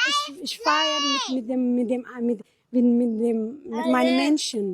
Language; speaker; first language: German; non-native, learner; Tigrinya